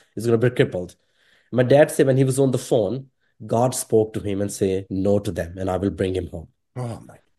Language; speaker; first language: English; non-native, local second language; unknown